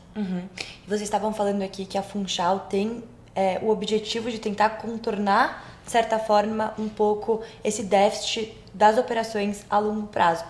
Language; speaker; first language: Portuguese; native; Portuguese